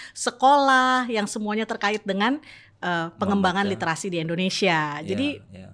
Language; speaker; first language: Indonesian; native; Indonesian